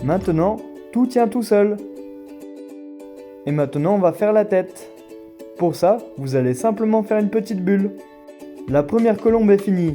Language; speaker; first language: French; native; French